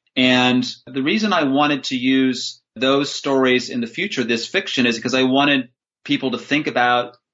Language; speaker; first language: English; native; English